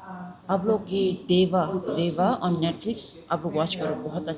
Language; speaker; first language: Hindi; non-native, learner; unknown